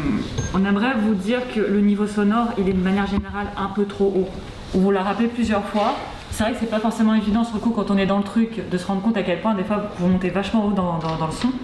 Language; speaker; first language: French; native; French